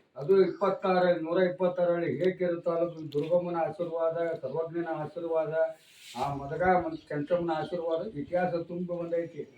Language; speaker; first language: Kannada; native; Kannada